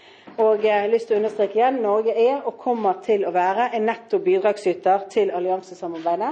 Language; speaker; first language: Norwegian; native; Norwegian